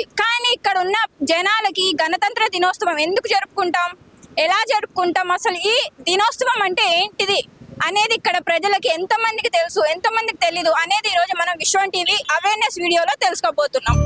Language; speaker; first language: Telugu; native; Telugu